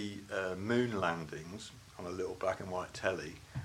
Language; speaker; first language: English; native; English